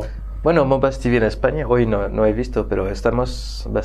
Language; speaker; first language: Spanish; non-native, fluent; French